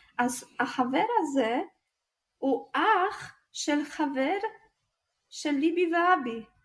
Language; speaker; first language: Hebrew; non-native, fluent; Russian